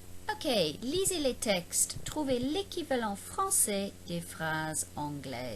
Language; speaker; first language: French; non-native, fluent; English